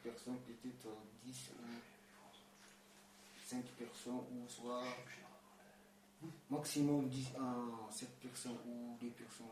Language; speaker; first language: French; non-native, learner; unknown